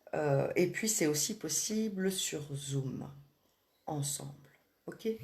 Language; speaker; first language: French; native; French